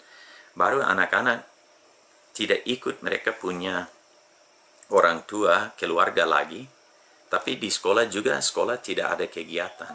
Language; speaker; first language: Indonesian; non-native, fluent; English